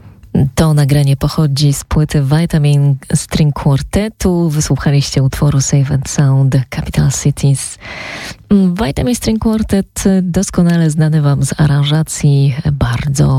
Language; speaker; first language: Polish; native; Polish